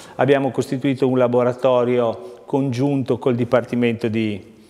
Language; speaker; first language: Italian; native; Italian